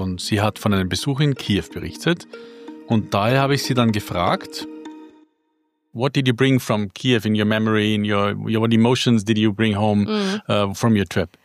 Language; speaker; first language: German; native; German